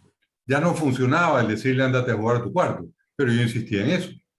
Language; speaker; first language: Spanish; native; Spanish